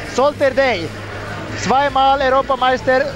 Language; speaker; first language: German; non-native, learner; Swedish